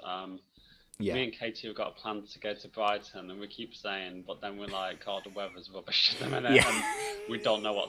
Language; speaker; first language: English; native; English